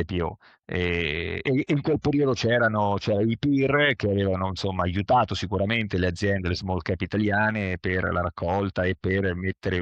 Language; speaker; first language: Italian; native; Italian